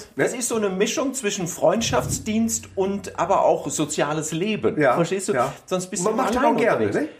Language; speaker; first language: German; native; German